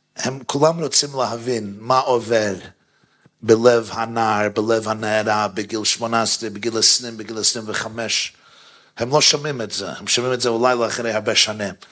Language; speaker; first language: Hebrew; non-native, fluent; English